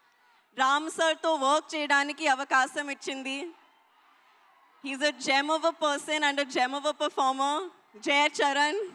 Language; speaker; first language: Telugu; non-native, local second language; Hindi